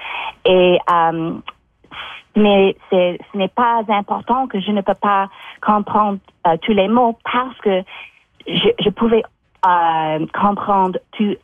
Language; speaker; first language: French; non-native, local second language; English